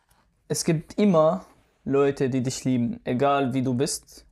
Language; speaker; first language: German; non-native, fluent; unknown